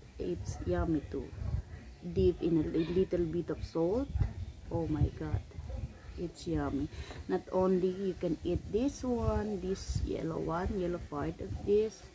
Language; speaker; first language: English; non-native, local second language; Chavacano